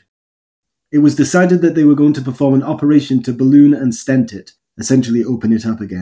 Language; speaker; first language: English; native; English